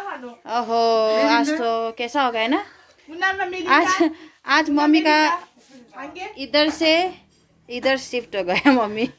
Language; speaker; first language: Hindi; non-native, local second language; Nepali